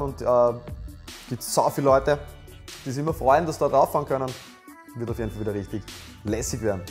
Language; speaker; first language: German; native; German